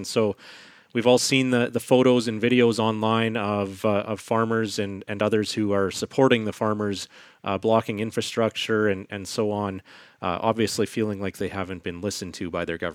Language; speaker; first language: English; native; English